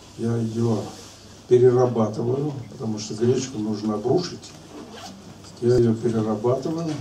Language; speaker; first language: Russian; native; Russian